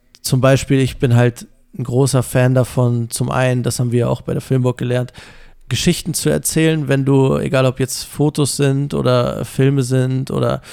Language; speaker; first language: German; native; German